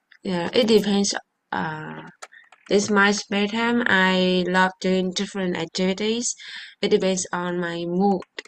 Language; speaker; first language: English; non-native, learner; Vietnamese